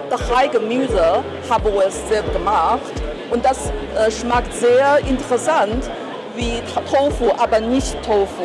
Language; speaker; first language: German; non-native, learner; Chinese